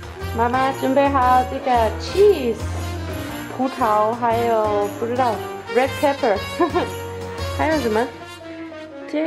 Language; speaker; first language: Chinese; non-native, fluent; Danish